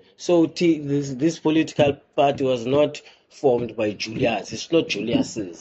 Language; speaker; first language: English; non-native, local second language; Xhosa